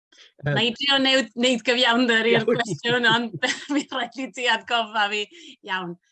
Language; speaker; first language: Welsh; non-native, fluent; Spanish